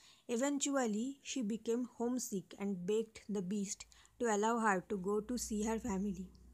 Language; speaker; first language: English; non-native, local second language; Bangla